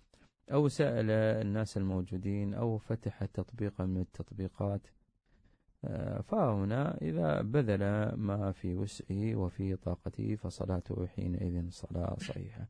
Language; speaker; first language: Arabic; native; Arabic